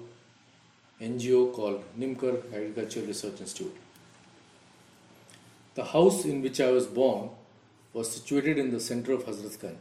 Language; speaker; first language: English; non-native, local second language; Hindi